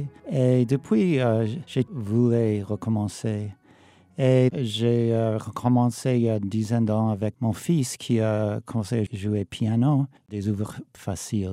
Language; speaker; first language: French; non-native, fluent; English